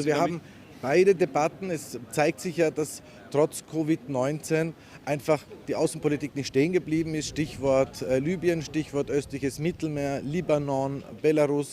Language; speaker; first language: German; native; German